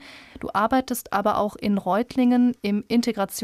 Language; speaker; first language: German; native; German